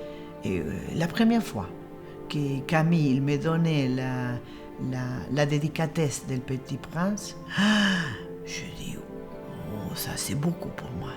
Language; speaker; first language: French; non-native, learner; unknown